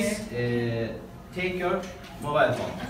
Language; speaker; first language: English; non-native, learner; Turkish